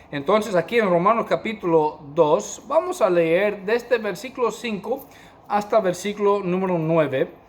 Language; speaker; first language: Spanish; non-native, fluent; English